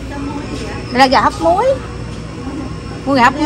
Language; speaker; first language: Vietnamese; native; Vietnamese